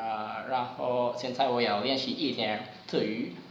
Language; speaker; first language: Chinese; non-native, learner; Indonesian